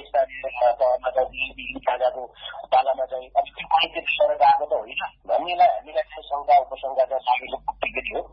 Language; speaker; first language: Nepali; non-native, local second language; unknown